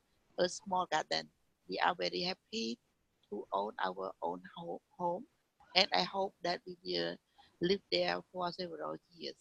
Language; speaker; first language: English; non-native, learner; Vietnamese